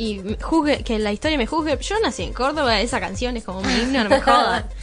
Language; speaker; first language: Spanish; native; Spanish